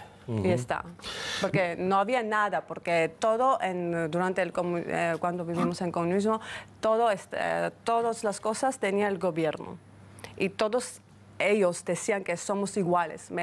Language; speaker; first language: Spanish; non-native, fluent; Georgian